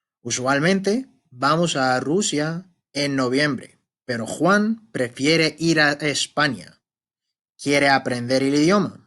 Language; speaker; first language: Spanish; non-native, fluent; Arabic